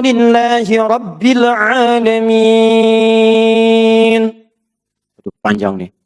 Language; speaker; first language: Indonesian; native; Indonesian